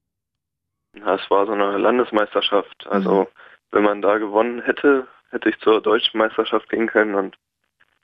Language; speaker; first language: German; native; German